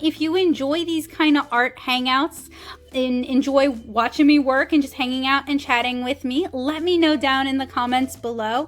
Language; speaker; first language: English; native; English